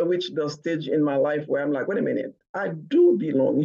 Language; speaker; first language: English; non-native, fluent; Haitian Creole